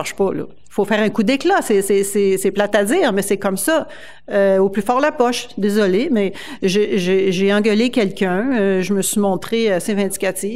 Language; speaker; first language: French; native; French